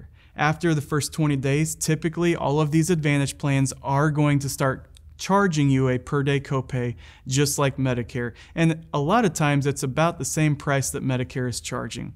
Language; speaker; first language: English; native; English